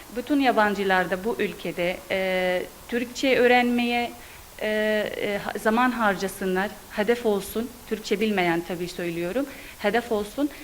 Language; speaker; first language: Turkish; non-native, learner; Arabic